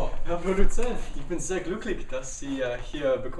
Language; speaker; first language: German; non-native, learner; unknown